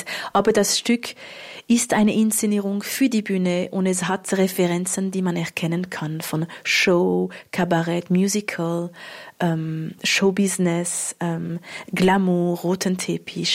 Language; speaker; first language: German; non-native, local second language; French